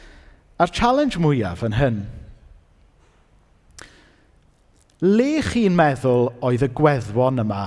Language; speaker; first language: Welsh; native; Welsh